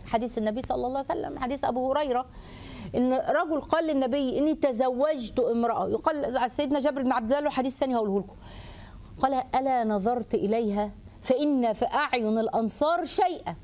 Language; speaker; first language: Arabic; native; Arabic